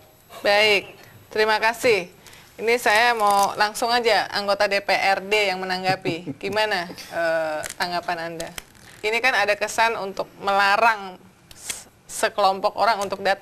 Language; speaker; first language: Indonesian; native; Indonesian